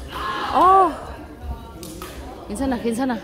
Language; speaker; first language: Korean; non-native, fluent; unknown